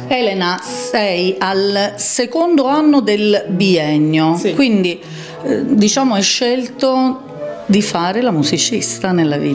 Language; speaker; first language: Italian; native; Italian